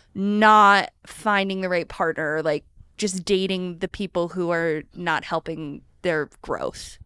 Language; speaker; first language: English; native; English